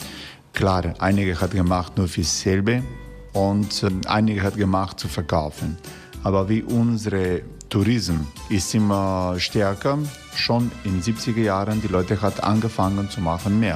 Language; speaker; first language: German; non-native, learner; Croatian